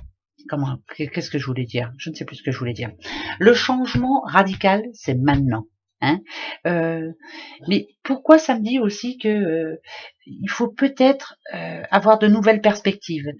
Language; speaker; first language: French; native; French